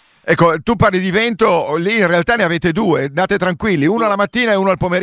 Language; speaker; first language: Italian; native; Italian